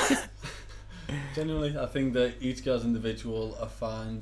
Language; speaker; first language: English; native; English